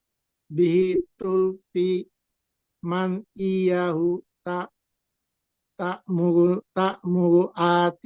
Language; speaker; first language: Arabic; non-native, learner; Indonesian